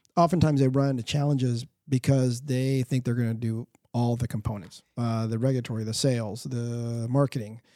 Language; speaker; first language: English; early bilingual, other home language; Spanish